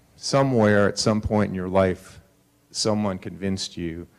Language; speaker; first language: English; native; English